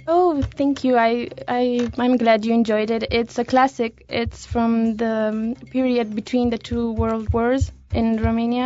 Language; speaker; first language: English; non-native, fluent; Romanian